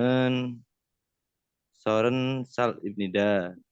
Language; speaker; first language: Korean; non-native, learner; Indonesian